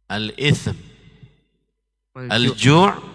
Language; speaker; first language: Arabic; non-native, fluent; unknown